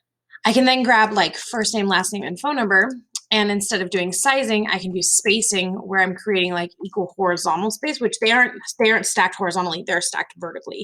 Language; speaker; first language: English; native; English